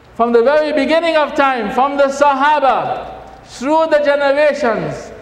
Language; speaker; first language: English; native; English